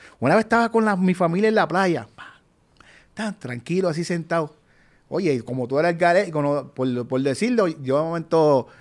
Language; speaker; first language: Spanish; native; Spanish